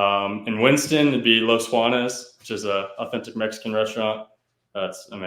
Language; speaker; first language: English; native; English